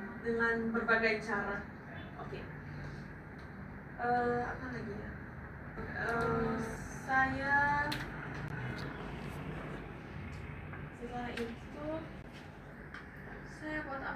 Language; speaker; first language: Indonesian; non-native, fluent; Arabic